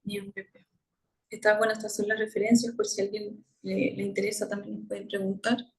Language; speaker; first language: Spanish; native; Spanish